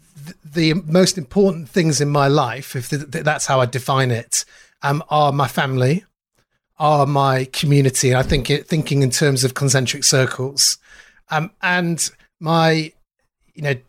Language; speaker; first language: English; native; English